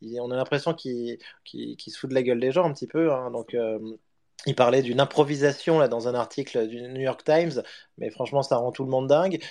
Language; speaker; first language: French; native; French